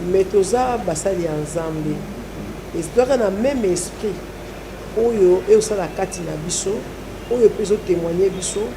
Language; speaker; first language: Lingala; native; Lingala